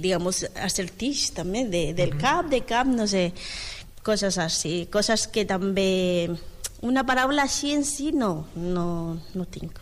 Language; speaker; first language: Catalan; non-native, learner; Spanish